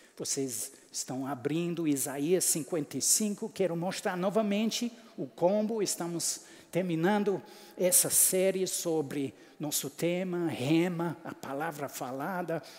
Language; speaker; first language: Portuguese; non-native, fluent; English